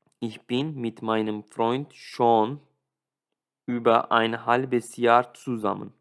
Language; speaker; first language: German; non-native, fluent; Turkish